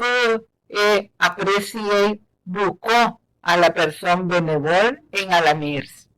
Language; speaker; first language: French; non-native, learner; Spanish